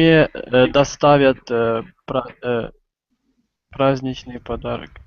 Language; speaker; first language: Russian; non-native, learner; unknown